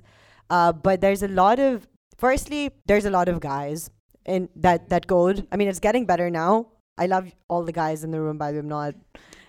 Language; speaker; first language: English; non-native, local second language; Urdu